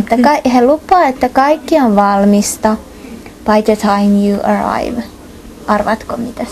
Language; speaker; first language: Finnish; non-native, fluent; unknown